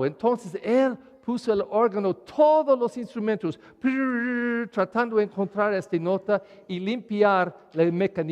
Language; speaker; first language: Spanish; non-native, learner; English